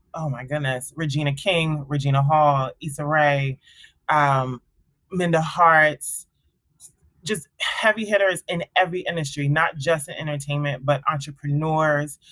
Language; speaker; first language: English; early bilingual, other home language; Akan